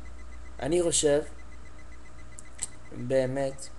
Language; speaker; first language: Hebrew; non-native, learner; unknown